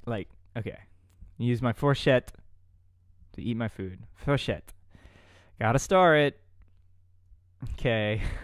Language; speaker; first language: English; native; English